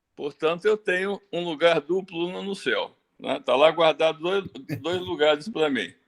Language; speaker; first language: Portuguese; early bilingual, other home language; German